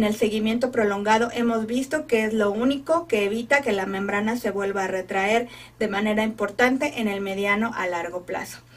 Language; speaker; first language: Spanish; native; Spanish